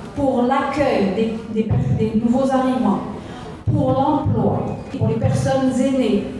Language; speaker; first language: French; non-native, fluent; Romanian